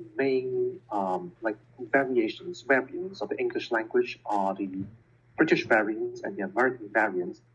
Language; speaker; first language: English; non-native, local second language; Cantonese